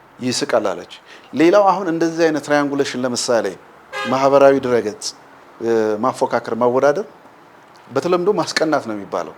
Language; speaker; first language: Amharic; native; Amharic